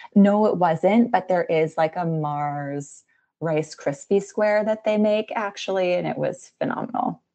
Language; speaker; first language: English; native; English